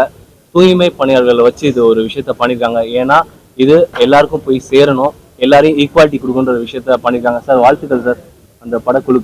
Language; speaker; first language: Tamil; native; Tamil